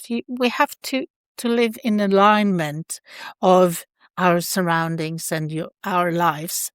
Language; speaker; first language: English; non-native, fluent; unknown